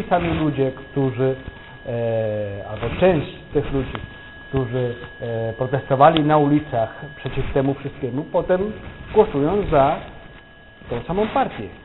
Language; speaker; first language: Polish; non-native, fluent; Catalan